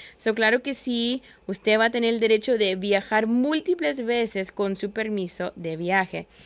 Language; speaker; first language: Spanish; early bilingual, heritage; Spanish